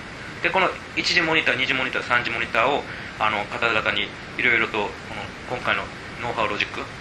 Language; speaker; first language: Japanese; native; Japanese